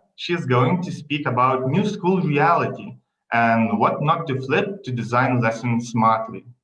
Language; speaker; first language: English; non-native, fluent; Lithuanian